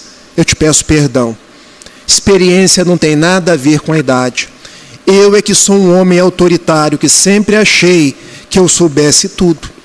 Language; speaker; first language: Portuguese; native; Portuguese